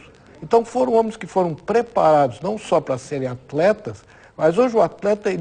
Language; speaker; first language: Portuguese; native; Portuguese